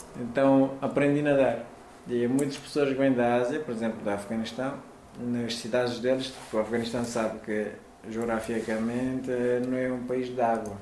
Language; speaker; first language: Portuguese; non-native, fluent; Persian